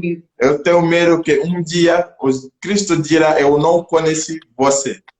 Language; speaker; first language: Portuguese; non-native, local second language; French